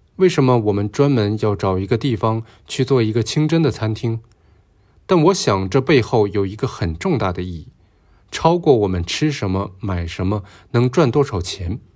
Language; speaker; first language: Chinese; non-native, local second language; Cantonese